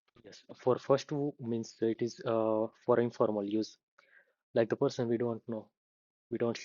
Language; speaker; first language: English; non-native, fluent; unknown